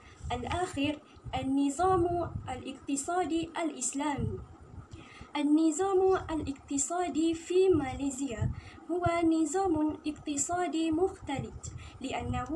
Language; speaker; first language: Arabic; non-native, learner; Malay